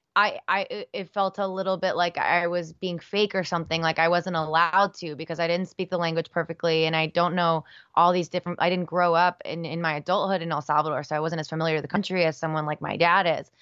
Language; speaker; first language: English; early bilingual, other home language; Spanish